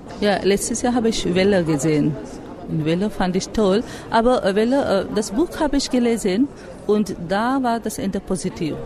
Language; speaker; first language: German; non-native, fluent; Marathi